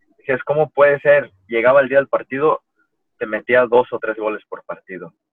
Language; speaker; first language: Spanish; early bilingual, heritage; Spanish